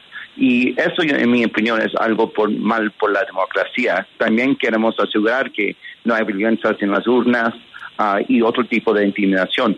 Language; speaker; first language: Spanish; early bilingual, heritage; Spanish